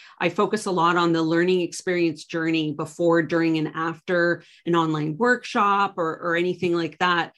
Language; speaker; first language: English; native; English